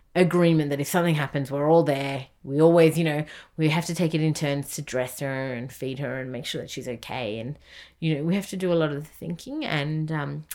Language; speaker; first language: English; native; English